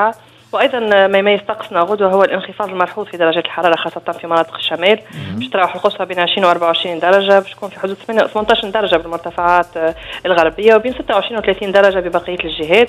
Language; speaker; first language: Arabic; native; Arabic